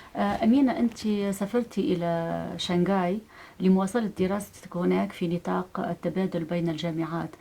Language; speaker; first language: Arabic; native; Arabic